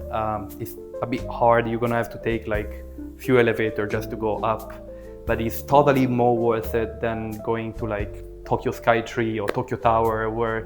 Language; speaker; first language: English; early bilingual, other home language; Italian